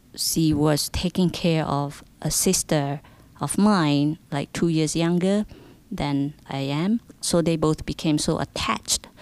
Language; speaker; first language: English; non-native, fluent; Indonesian